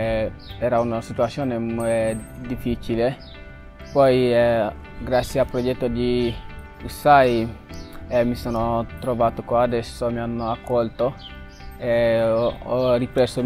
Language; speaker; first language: Italian; non-native, fluent; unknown